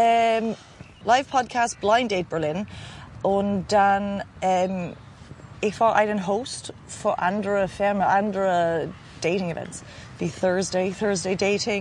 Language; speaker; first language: German; non-native, fluent; English